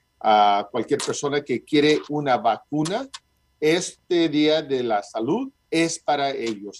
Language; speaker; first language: Spanish; early bilingual, heritage; Spanish